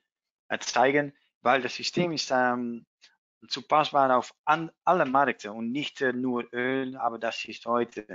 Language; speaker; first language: German; non-native, learner; Dutch